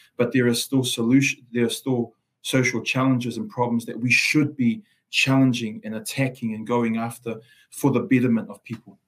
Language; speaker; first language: English; non-native, local second language; Samoan